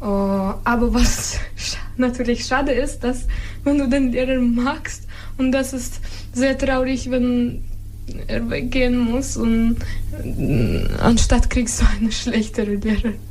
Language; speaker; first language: German; non-native, fluent; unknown